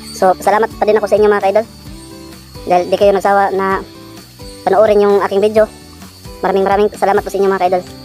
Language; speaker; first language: Filipino; non-native, local second language; Cebuano